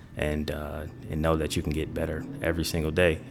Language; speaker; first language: English; native; English